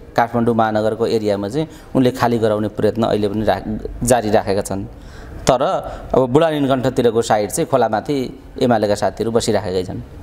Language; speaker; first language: Nepali; native; Nepali